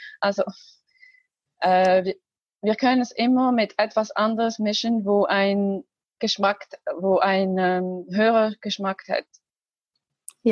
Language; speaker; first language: German; non-native, learner; Arabic